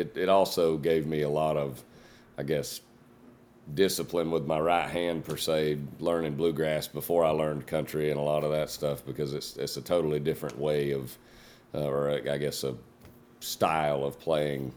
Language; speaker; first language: English; native; English